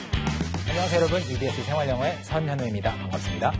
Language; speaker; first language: Korean; native; Korean